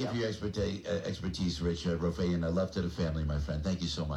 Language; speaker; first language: English; native; English